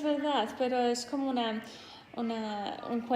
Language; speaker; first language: Spanish; non-native, fluent; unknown